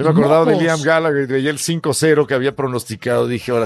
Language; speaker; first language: Spanish; native; Spanish